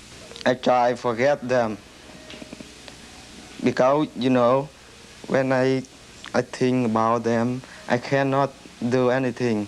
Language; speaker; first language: English; non-native, learner; Vietnamese